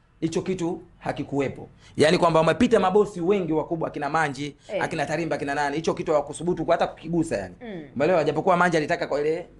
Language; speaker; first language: Swahili; native; Swahili